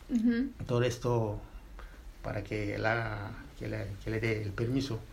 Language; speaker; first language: Spanish; non-native, fluent; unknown